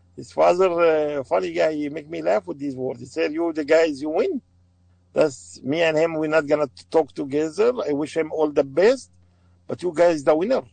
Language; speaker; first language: English; non-native, learner; Arabic